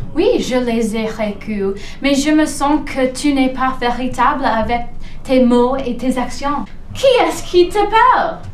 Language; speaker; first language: French; non-native, learner; English